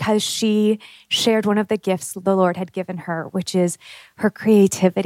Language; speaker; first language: English; native; English